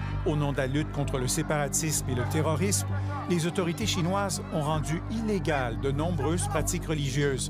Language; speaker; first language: French; native; French